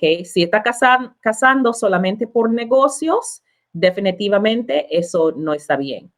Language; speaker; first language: Spanish; non-native, learner; English